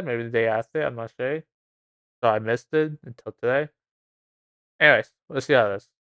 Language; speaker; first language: English; native; English